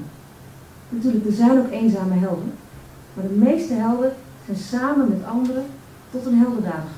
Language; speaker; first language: Dutch; native; Dutch